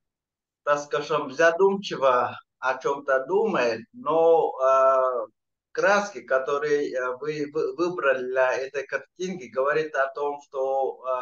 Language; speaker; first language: Russian; non-native, fluent; Vietnamese